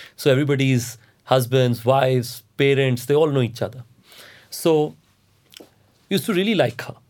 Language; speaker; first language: English; non-native, local second language; Hindi